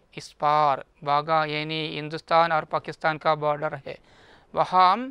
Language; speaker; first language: Hindi; non-native, local second language; Malayalam